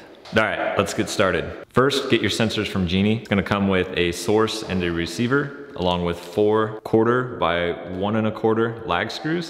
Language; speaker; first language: English; native; English